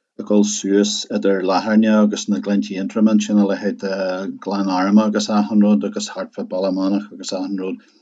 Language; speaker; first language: Irish; non-native, local second language; English